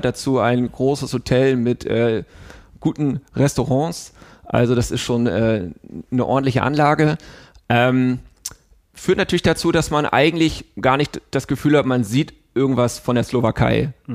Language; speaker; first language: German; native; German